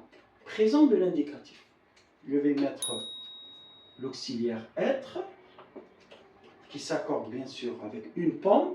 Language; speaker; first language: French; non-native, local second language; Arabic